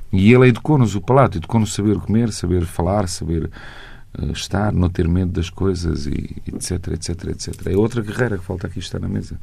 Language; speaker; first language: Portuguese; non-native, fluent; Bosnian